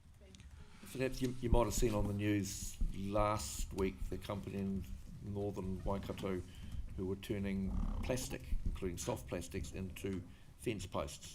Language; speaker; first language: English; native; English